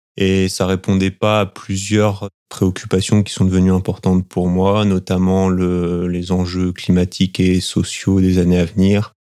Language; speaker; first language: French; native; French